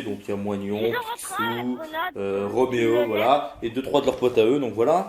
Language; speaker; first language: French; native; French